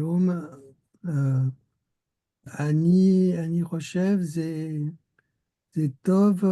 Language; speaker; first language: Hebrew; non-native, learner; French